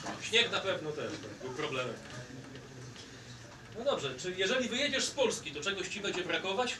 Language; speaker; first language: Polish; native; Polish